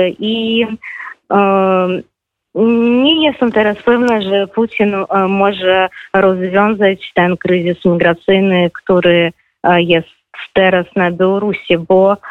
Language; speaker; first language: Polish; non-native, fluent; Russian